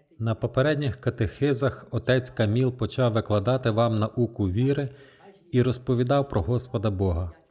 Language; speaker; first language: Ukrainian; non-native, fluent; French